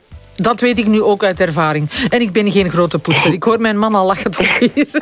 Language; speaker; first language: Dutch; native; Dutch